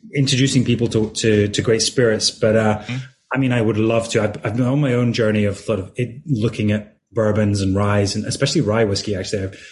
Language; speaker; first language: English; native; English